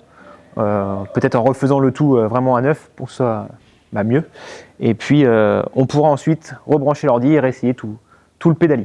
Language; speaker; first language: French; native; French